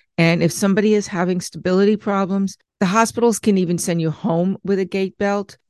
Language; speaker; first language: English; native; English